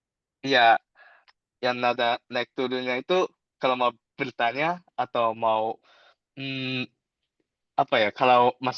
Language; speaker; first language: Indonesian; non-native, fluent; Japanese